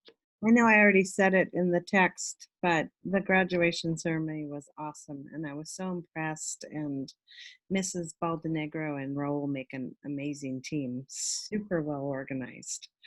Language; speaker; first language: English; native; English